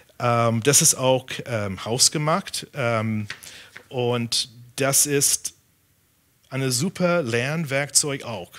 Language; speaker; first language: German; non-native, fluent; English